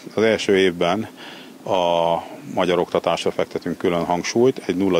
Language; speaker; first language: Hungarian; native; Hungarian